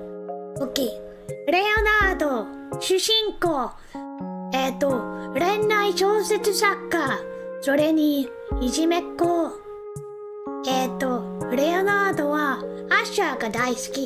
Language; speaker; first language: Japanese; non-native, learner; English